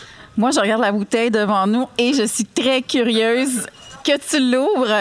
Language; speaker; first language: French; native; French